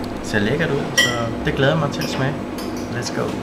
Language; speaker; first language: Danish; non-native, fluent; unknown